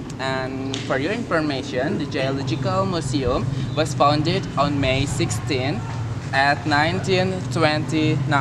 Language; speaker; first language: English; non-native, learner; Indonesian